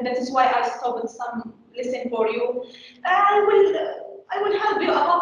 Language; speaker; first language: English; non-native, learner; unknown